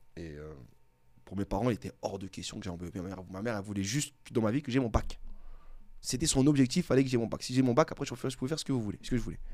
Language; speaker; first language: French; native; French